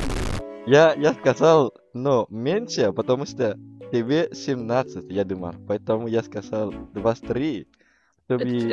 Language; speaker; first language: Russian; non-native, learner; Indonesian